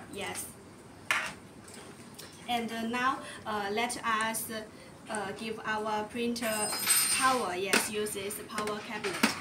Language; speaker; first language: English; non-native, learner; Chinese